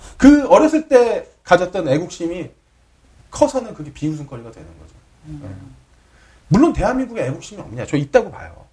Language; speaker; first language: Korean; native; Korean